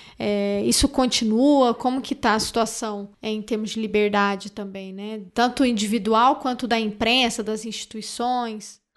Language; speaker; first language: Portuguese; native; Portuguese